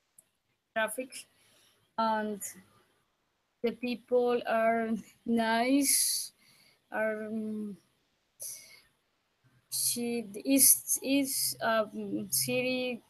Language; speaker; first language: English; non-native, learner; Spanish